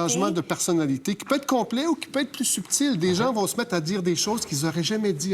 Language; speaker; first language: French; native; French